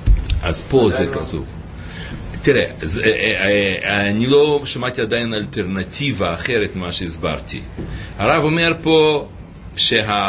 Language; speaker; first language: Hebrew; native; Hebrew